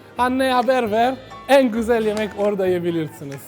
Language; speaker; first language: Turkish; non-native, learner; Italian